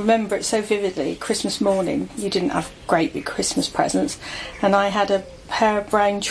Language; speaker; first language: English; native; English